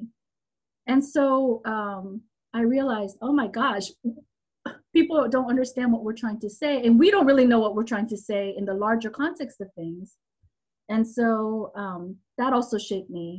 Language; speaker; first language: English; early bilingual, other home language; Korean